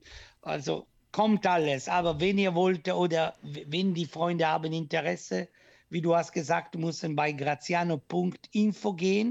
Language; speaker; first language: German; non-native, learner; Italian